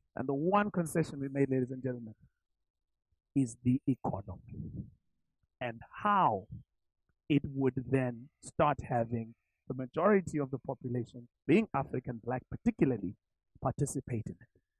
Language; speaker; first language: English; non-native, local second language; Zulu